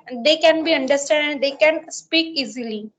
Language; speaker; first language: English; non-native, learner; Marathi